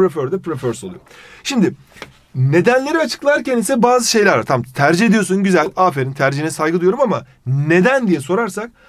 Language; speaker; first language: Turkish; native; Turkish